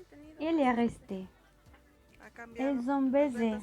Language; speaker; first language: French; non-native, learner; Spanish